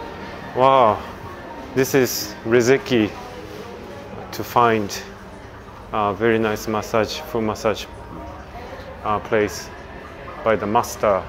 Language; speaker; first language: English; non-native, fluent; Japanese